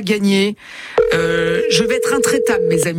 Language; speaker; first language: French; native; French